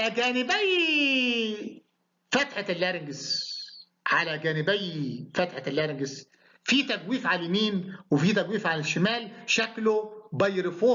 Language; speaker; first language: Arabic; native; Arabic